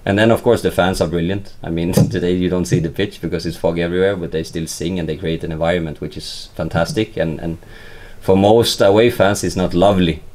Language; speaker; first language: English; non-native, fluent; Swedish